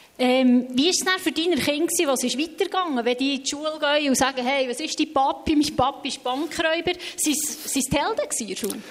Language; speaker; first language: German; native; German